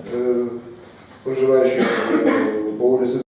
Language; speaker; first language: Ukrainian; non-native, local second language; Russian